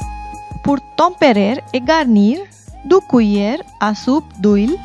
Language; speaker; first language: French; non-native, fluent; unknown